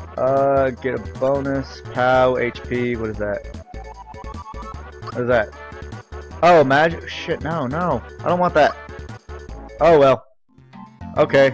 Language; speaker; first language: English; native; English